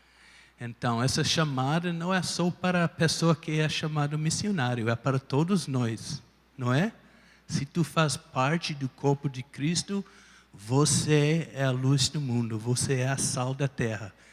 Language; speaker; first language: Portuguese; non-native, fluent; English